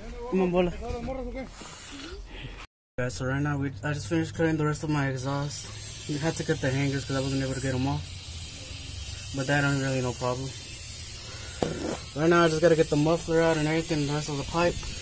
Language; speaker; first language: English; early bilingual, other home language; Spanish